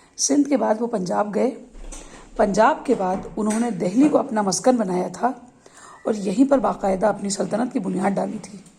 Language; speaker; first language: Urdu; native; Urdu